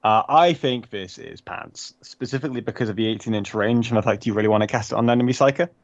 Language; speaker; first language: English; native; English